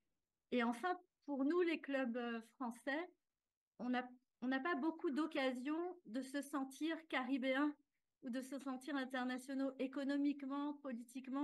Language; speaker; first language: French; native; French